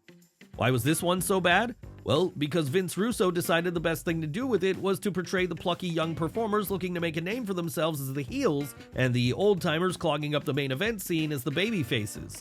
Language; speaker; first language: English; native; English